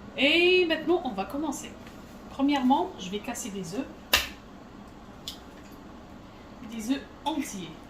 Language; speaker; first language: French; non-native, fluent; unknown